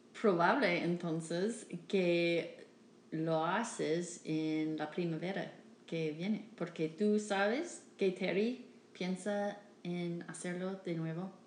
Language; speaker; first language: Spanish; non-native, learner; English